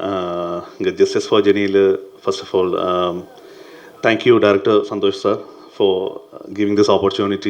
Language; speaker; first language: Tamil; non-native, learner; Malayalam